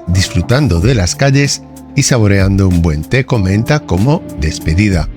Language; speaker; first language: Spanish; native; Spanish